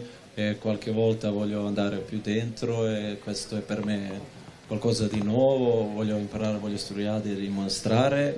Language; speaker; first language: Italian; non-native, learner; Serbian